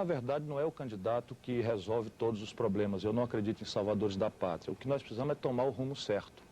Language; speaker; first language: Portuguese; native; Portuguese